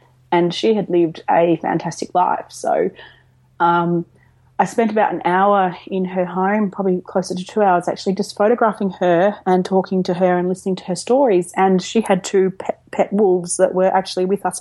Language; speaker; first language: English; native; English